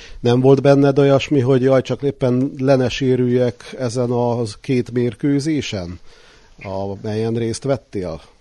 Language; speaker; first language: Hungarian; native; Hungarian